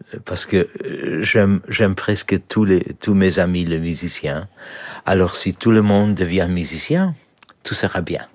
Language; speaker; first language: French; non-native, learner; Polish